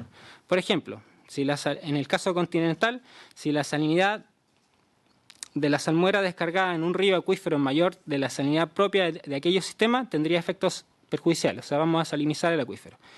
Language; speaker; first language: Spanish; native; Spanish